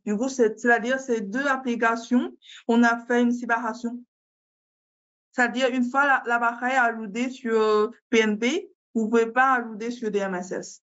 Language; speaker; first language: French; non-native, learner; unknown